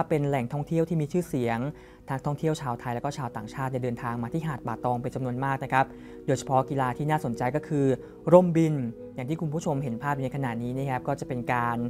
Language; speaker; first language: Thai; native; Thai